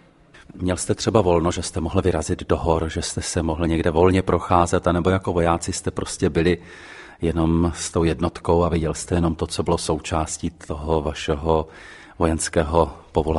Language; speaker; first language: Czech; native; Czech